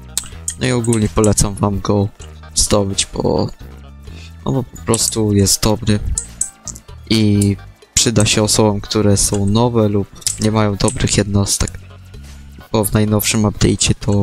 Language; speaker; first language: Polish; native; Polish